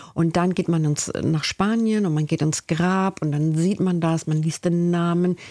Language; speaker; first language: German; early bilingual, other home language; Spanish